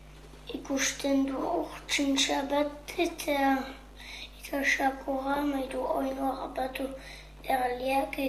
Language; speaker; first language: Basque; non-native, local second language; French